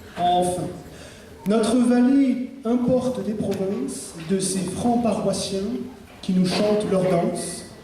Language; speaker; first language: French; native; French